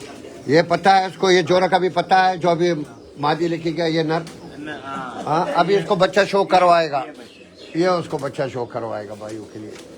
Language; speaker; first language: Hindi; non-native, learner; Arabic